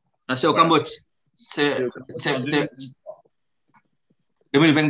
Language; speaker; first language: French; non-native, learner; Indonesian